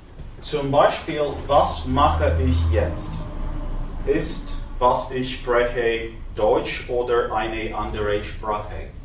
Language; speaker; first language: German; non-native, fluent; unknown